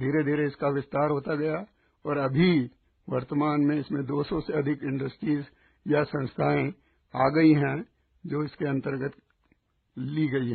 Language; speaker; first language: Hindi; native; Hindi